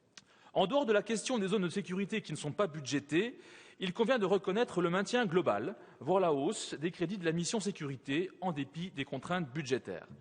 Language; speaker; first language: French; native; French